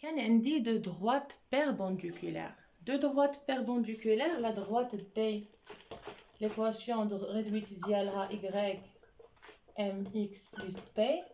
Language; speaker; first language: French; non-native, local second language; Arabic